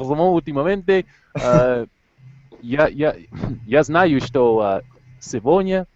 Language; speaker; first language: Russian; non-native, learner; English